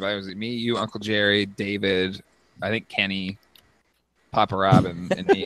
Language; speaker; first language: English; native; English